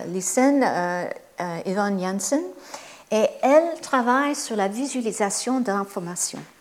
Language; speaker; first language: French; non-native, fluent; English